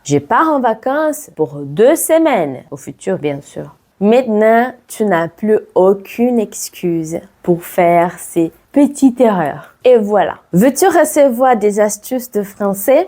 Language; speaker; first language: French; non-native, fluent; Portuguese